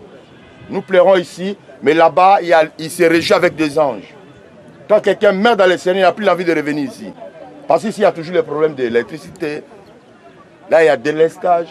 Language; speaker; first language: French; non-native, local second language; Lingala